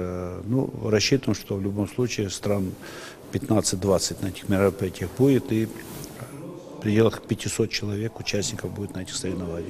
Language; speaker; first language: Russian; native; Russian